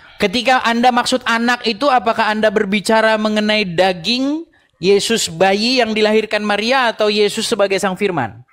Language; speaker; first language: Indonesian; native; Indonesian